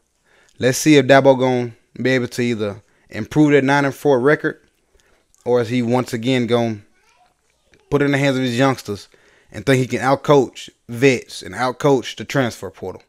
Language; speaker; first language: English; native; English